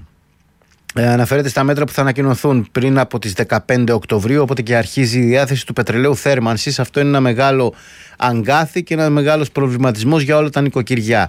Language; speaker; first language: Greek; native; Greek